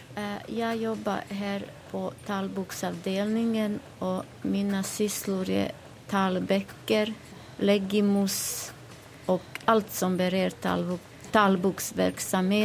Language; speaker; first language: Swedish; non-native, fluent; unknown